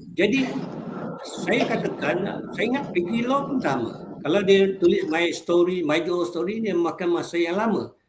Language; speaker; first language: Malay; non-native, local second language; Chinese